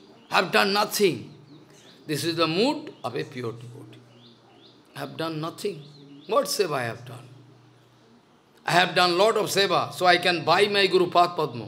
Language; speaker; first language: English; non-native, local second language; Bangla